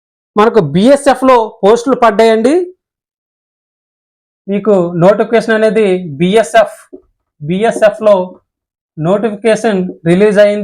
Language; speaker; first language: Telugu; native; Telugu